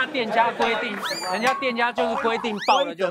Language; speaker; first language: Chinese; native; Chinese